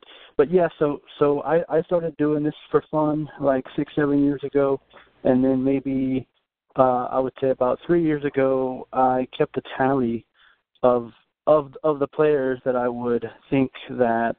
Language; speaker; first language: English; native; English